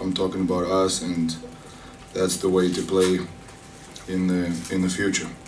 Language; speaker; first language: English; non-native, fluent; Lithuanian